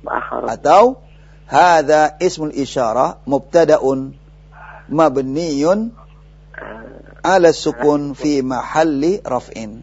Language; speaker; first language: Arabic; non-native, fluent; Indonesian